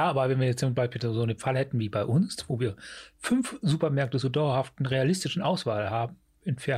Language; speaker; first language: German; native; German